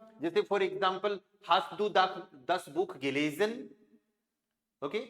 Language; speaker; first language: German; non-native, fluent; Hindi